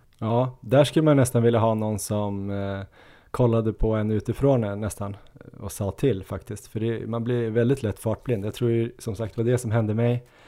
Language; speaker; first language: Swedish; native; Swedish